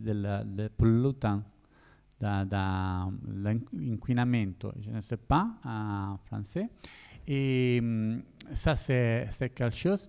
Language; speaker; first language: French; non-native, learner; Italian